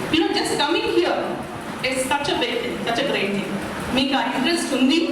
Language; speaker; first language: Telugu; non-native, local second language; Kannada